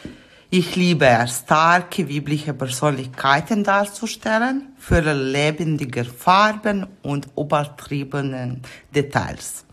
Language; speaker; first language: German; non-native, fluent; Serbian